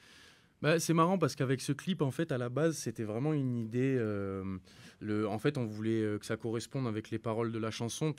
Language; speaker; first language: French; native; French